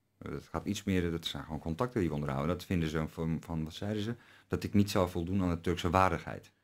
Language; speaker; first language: Dutch; early bilingual, other home language; Turkish